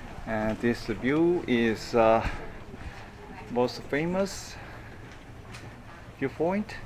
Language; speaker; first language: English; non-native, fluent; Korean